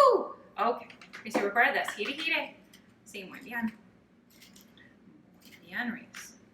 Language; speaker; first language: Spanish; non-native, learner; English